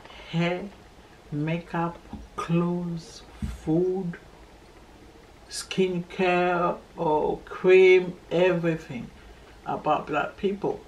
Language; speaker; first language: English; non-native, learner; Lingala